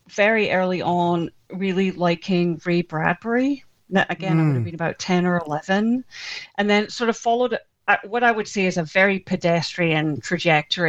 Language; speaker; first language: English; native; English